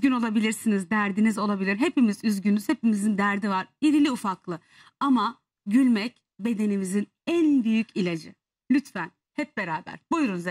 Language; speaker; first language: Turkish; native; Turkish